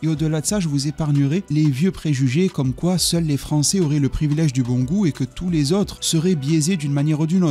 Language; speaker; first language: French; native; French